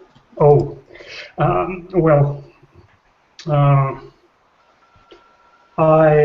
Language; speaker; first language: English; non-native, learner; Russian